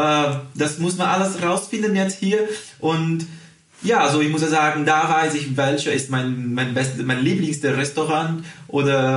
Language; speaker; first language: German; early bilingual, heritage; Portuguese